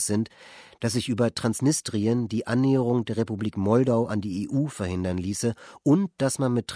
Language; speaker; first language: German; native; German